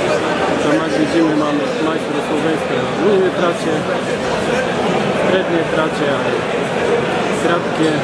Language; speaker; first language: Polish; non-native, learner; Slovak